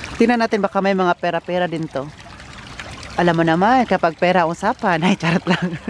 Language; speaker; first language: Filipino; non-native, local second language; Cebuano